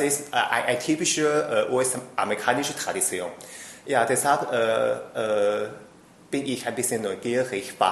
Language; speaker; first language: German; non-native, fluent; Chinese